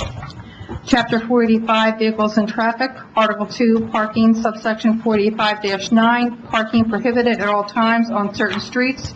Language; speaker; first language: English; native; English